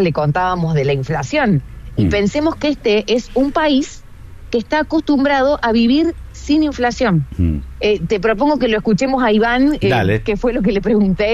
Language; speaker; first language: Spanish; native; Spanish